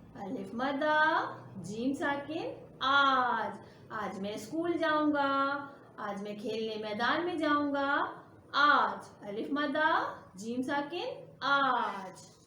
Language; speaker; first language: Hindi; non-native, local second language; Punjabi